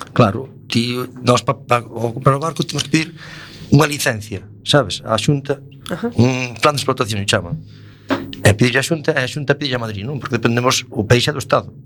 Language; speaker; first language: Galician; native; Galician